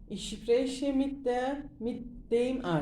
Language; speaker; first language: German; non-native, learner; Turkish